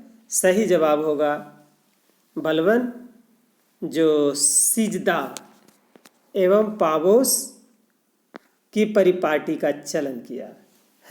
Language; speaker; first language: Hindi; non-native, local second language; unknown